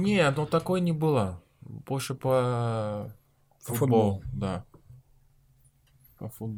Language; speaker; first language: Russian; non-native, learner; Portuguese